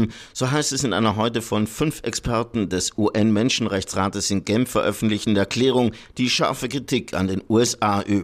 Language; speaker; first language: German; native; German